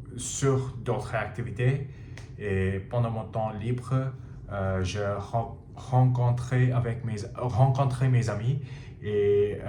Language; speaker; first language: French; non-native, learner; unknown